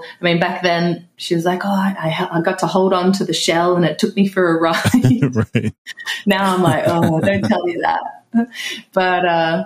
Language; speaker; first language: English; native; English